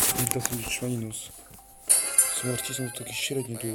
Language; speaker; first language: Polish; native; Polish